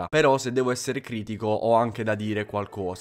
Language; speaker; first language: Italian; native; Italian